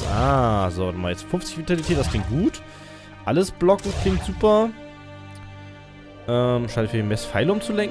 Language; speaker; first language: German; native; German